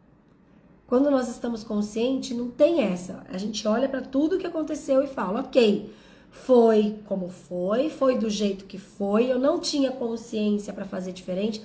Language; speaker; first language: Portuguese; native; Portuguese